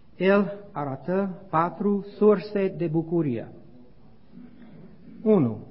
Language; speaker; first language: Romanian; non-native, learner; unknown